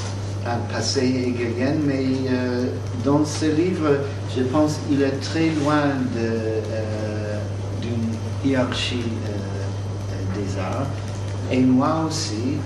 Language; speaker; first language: French; non-native, fluent; English